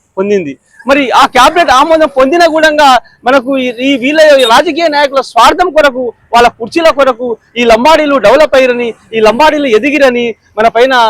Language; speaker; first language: Telugu; non-native, local second language; Lambadi